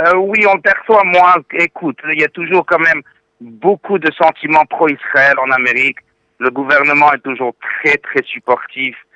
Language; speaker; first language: French; native; French